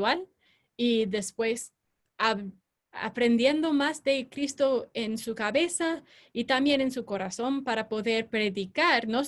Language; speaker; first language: Spanish; non-native, fluent; English